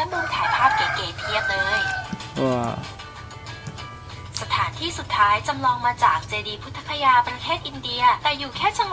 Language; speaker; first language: Thai; native; Thai